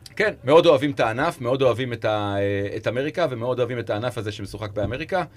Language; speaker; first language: Hebrew; native; Hebrew